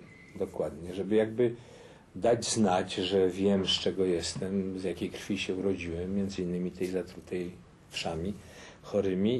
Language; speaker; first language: Polish; native; Polish